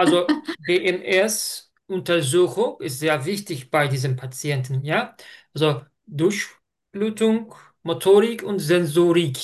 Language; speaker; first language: German; non-native, fluent; Turkish